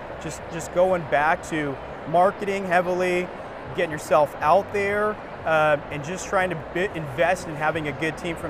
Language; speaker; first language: English; native; English